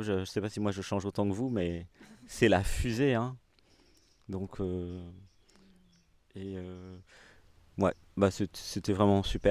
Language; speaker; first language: French; native; French